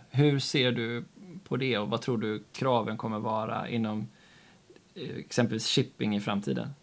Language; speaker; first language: Swedish; native; Swedish